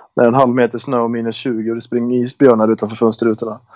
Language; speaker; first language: Swedish; native; Swedish